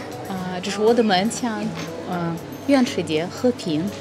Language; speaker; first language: Chinese; non-native, learner; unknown